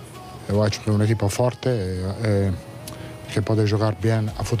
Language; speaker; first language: Portuguese; non-native, fluent; Italian